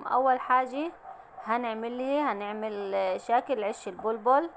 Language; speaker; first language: Arabic; native; Arabic